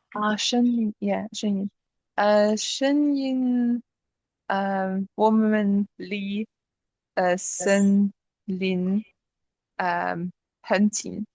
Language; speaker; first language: Chinese; non-native, learner; English